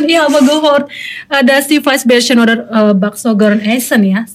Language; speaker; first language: German; non-native, fluent; Indonesian